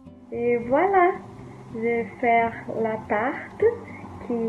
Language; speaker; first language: French; non-native, learner; Portuguese